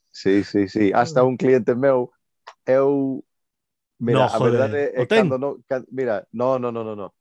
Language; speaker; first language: Galician; native; Galician